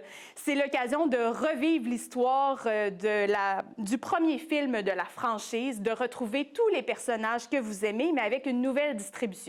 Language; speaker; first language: French; native; French